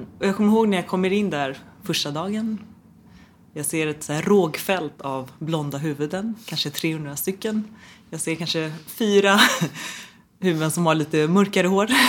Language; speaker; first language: Swedish; early bilingual, other home language; Persian